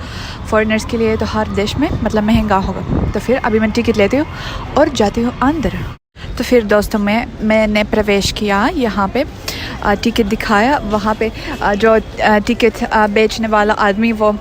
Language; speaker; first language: Hindi; non-native, fluent; Russian